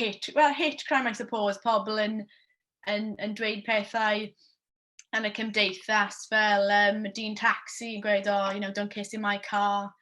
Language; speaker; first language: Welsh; non-native, local second language; English